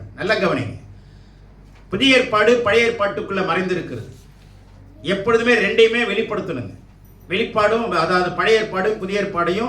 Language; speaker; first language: Tamil; native; Tamil